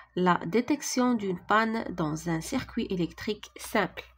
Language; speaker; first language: French; non-native, local second language; Arabic